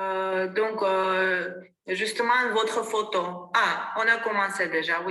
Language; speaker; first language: French; non-native, fluent; Armenian